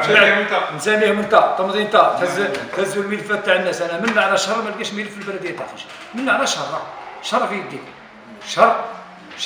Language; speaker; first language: Arabic; native; Arabic